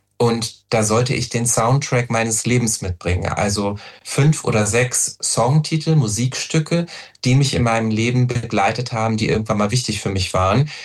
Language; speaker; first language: German; native; German